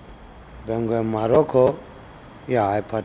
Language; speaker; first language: Spanish; non-native, learner; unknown